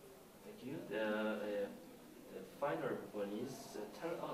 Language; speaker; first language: English; non-native, learner; Korean